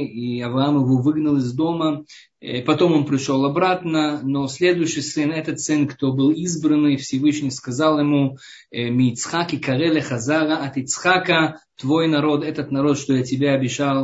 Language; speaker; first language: Russian; early bilingual, heritage; Hebrew